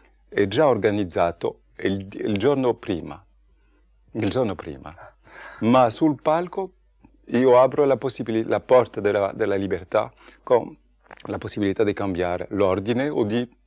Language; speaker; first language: Italian; non-native, fluent; French